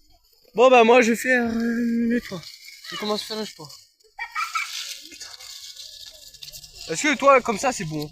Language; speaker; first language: French; native; French